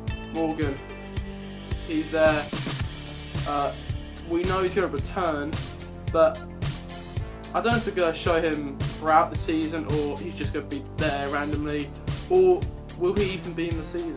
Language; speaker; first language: English; native; English